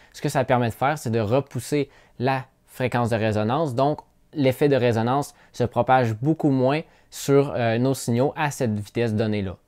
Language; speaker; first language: French; native; French